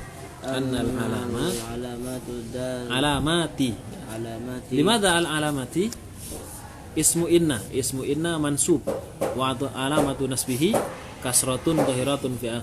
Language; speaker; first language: Arabic; non-native, fluent; Indonesian